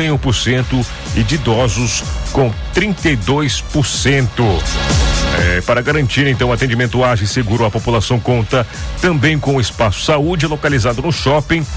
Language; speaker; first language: Portuguese; native; Portuguese